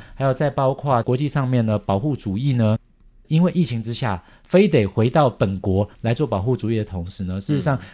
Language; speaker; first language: Chinese; native; Chinese